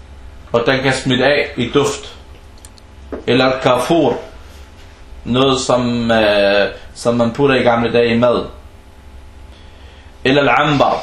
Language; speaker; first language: Danish; early bilingual, other home language; Arabic